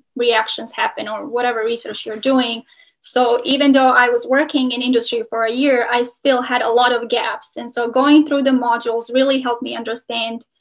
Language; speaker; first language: English; non-native, fluent; Serbian